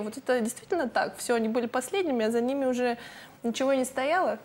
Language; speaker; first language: Russian; native; Russian